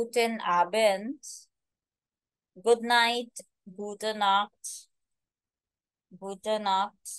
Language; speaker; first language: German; non-native, fluent; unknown